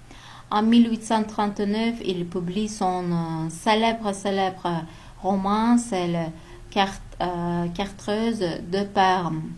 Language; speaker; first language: French; non-native, learner; Uzbek